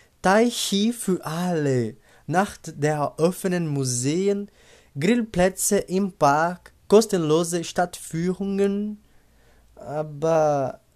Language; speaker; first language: German; non-native, learner; Portuguese